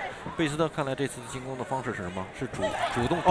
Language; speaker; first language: Chinese; native; Chinese